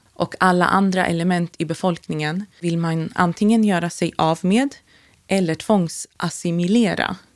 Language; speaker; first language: Swedish; native; Swedish